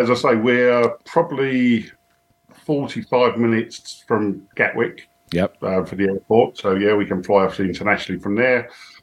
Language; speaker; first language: English; native; English